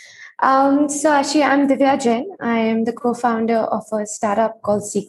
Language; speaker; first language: English; non-native, local second language; Hindi